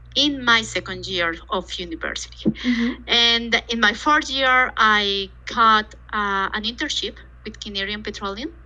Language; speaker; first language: English; non-native, fluent; Spanish